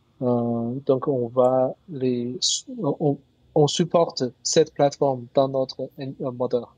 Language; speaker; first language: French; non-native, learner; Chinese